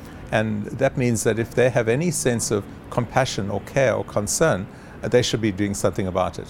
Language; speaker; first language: English; native; English